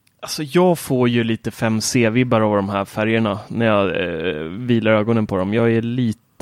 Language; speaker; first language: Swedish; native; Swedish